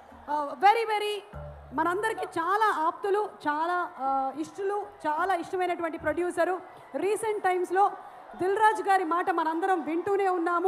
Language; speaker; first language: Telugu; native; Telugu